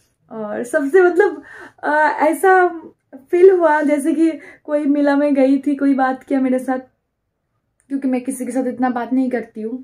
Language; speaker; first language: Hindi; non-native, local second language; Bangla